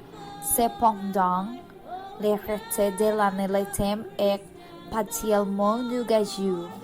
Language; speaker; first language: French; non-native, learner; Spanish